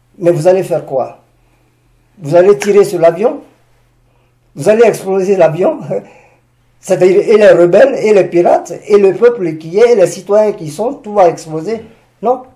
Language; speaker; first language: French; non-native, local second language; Susu